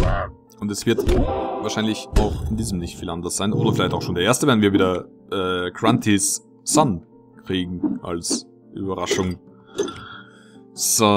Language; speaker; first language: German; native; German